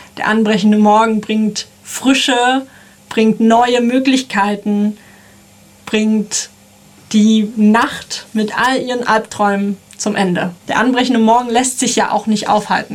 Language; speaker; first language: German; native; German